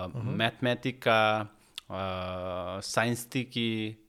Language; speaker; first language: Polish; non-native, learner; Nepali